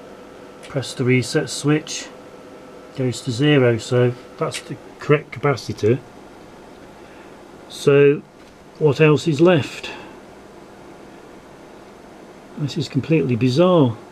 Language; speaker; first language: English; native; English